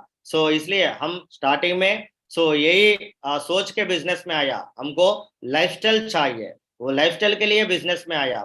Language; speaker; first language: Hindi; non-native, local second language; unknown